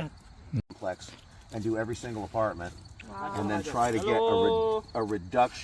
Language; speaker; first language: English; native; English